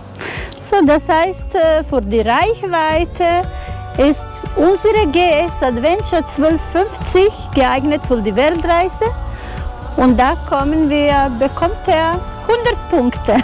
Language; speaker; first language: German; non-native, fluent; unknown